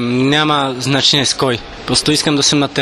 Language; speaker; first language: Bulgarian; non-native, learner; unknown